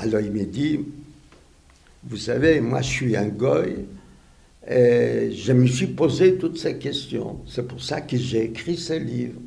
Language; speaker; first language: French; non-native, fluent; Yiddish